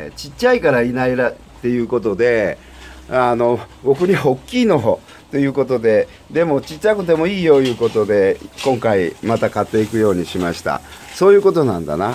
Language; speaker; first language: Japanese; native; Japanese